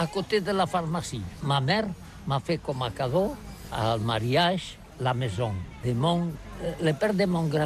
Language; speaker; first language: French; non-native, learner; Catalan